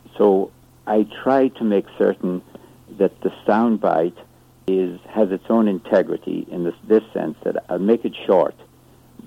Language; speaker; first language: English; native; English